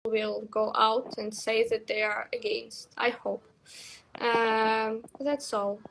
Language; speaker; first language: English; non-native, learner; Russian